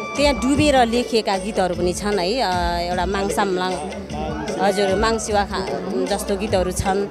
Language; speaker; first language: Nepali; non-native, local second language; Limbu